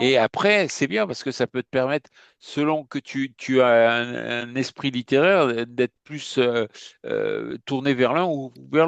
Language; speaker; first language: French; native; French